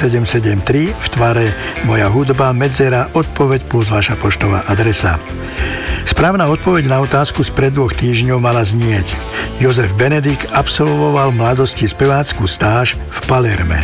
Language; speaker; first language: Slovak; native; Slovak